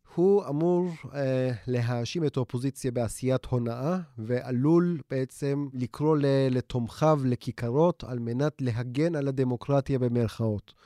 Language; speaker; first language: Hebrew; non-native, fluent; Turkish